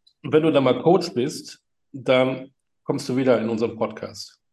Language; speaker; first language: German; native; German